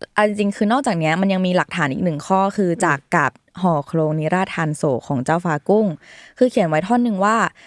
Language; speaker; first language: Thai; native; Thai